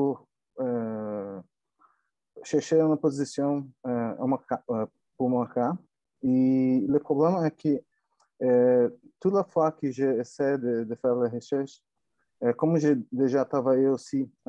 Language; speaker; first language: French; non-native, learner; Portuguese